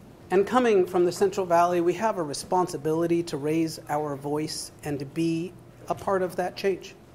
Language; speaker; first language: English; early bilingual, other home language; Spanish